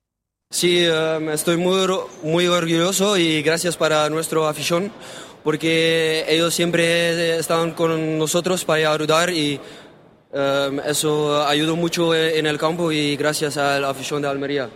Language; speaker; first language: Spanish; non-native, learner; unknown